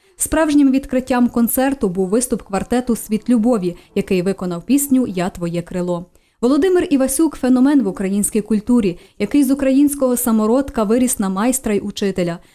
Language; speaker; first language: Ukrainian; native; Ukrainian